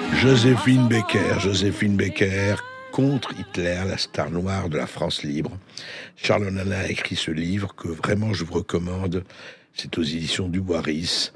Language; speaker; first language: French; native; French